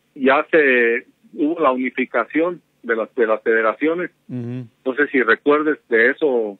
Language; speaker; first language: Spanish; native; Spanish